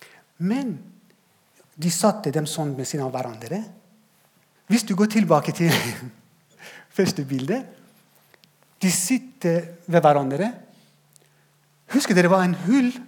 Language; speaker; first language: Norwegian; non-native, fluent; Persian